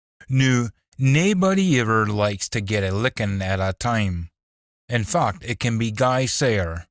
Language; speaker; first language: English; native; English